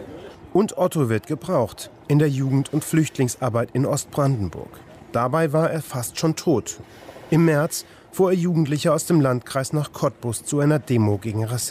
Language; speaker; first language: German; native; German